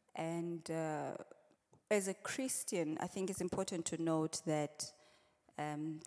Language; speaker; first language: English; non-native, local second language; Swati